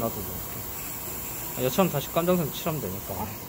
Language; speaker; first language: Korean; native; Korean